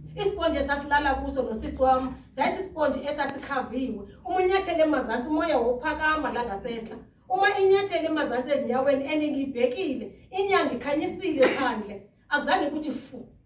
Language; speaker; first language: Zulu; non-native, local second language; Xhosa